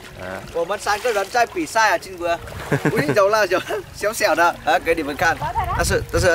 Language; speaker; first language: Chinese; non-native, learner; Vietnamese